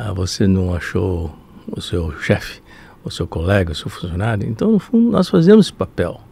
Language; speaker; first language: Portuguese; early bilingual, other home language; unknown